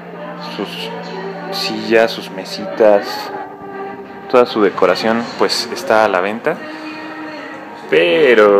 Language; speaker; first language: Spanish; native; Spanish